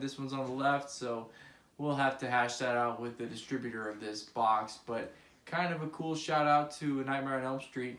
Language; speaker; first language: English; native; English